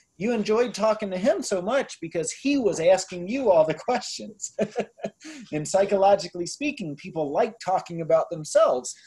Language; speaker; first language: English; native; English